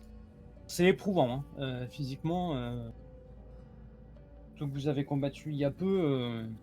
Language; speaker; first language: French; native; French